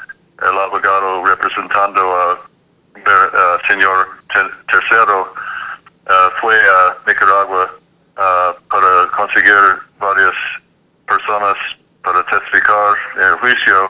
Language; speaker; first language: Spanish; non-native, fluent; English